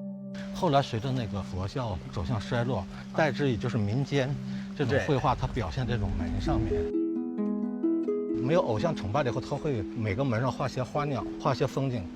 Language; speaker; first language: Chinese; native; Chinese